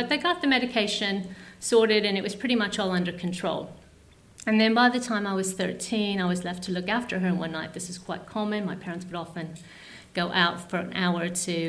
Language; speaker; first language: English; native; English